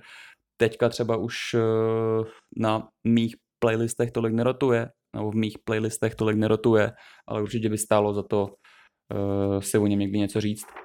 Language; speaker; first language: Czech; native; Czech